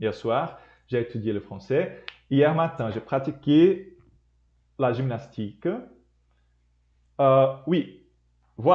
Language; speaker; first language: French; non-native, fluent; Portuguese